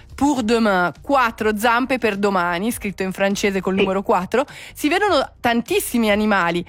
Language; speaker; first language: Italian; native; Italian